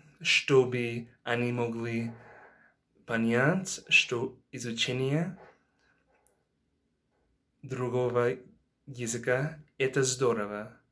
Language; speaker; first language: Russian; non-native, learner; English